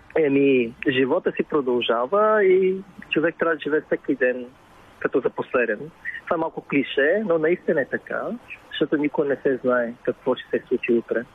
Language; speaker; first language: Bulgarian; early bilingual, other home language; Vietnamese